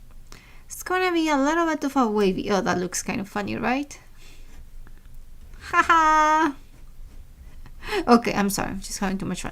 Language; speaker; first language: English; non-native, fluent; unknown